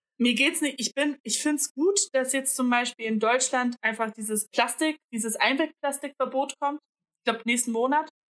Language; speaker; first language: German; native; German